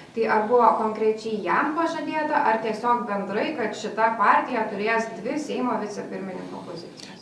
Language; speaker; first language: Lithuanian; native; Lithuanian